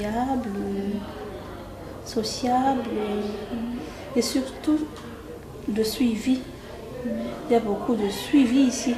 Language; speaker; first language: French; non-native, local second language; Malagasy